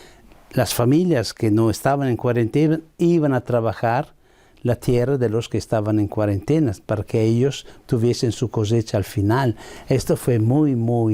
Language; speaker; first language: Spanish; non-native, fluent; Italian